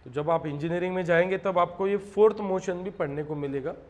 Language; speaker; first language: Hindi; non-native, local second language; Marathi